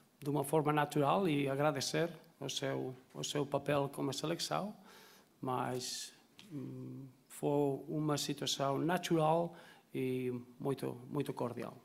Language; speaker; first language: Portuguese; non-native, learner; Spanish